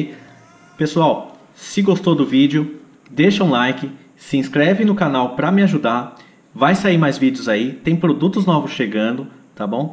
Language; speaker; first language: Portuguese; native; Portuguese